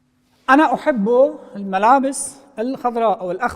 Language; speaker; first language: Arabic; non-native, fluent; Persian